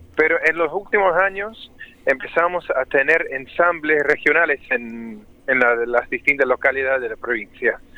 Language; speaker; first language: Spanish; non-native, fluent; English